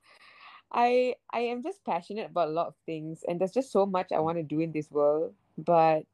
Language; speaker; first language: English; native; English